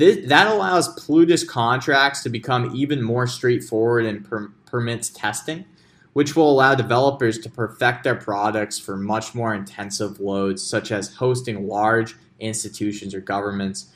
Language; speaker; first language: English; native; English